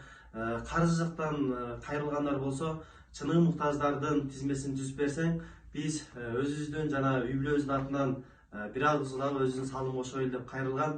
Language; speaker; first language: Kyrgyz; native; Kyrgyz